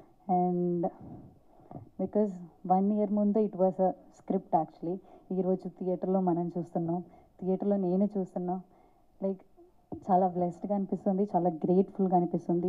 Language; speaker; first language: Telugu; non-native, learner; Malayalam